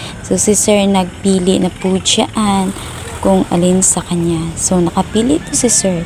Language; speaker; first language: Filipino; non-native, local second language; Cebuano